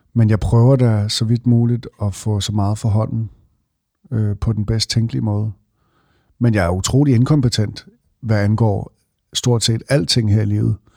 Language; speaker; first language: Danish; native; Danish